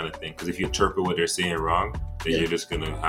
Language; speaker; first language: English; native; English